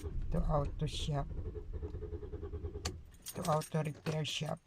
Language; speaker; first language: English; non-native, local second language; Filipino